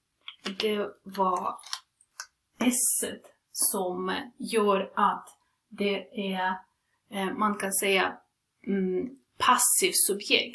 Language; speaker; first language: Swedish; non-native, fluent; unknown